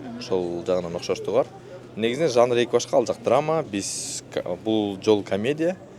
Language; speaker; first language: Kyrgyz; native; Kyrgyz